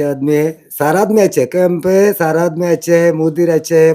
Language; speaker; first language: Hindi; non-native, learner; Bangla